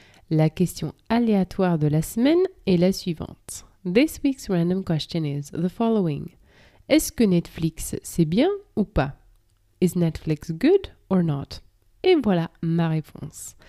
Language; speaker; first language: French; native; French